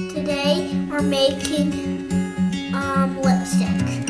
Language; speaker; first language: English; native; English